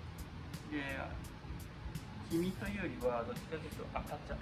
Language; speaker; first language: Japanese; native; Japanese